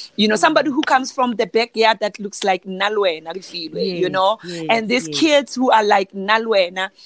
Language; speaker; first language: English; non-native, local second language; Southern Sotho